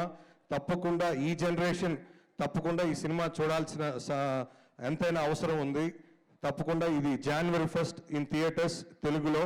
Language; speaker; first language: Telugu; native; Telugu